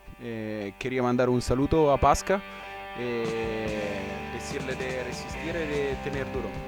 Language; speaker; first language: Spanish; non-native, learner; Italian